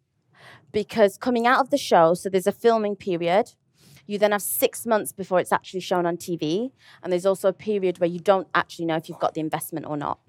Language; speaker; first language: English; native; English